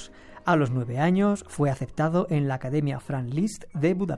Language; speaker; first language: Spanish; native; Spanish